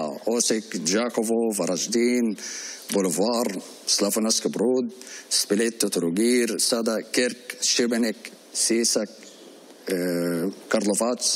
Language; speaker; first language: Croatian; non-native, learner; Arabic